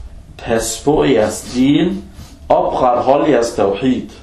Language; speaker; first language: Danish; non-native, fluent; Arabic